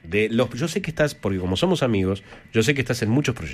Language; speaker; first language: Spanish; native; Spanish